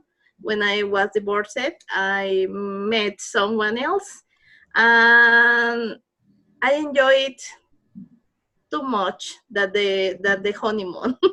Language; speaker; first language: English; non-native, learner; Spanish